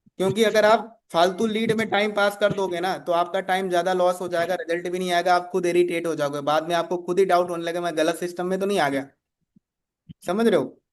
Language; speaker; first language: Hindi; native; Hindi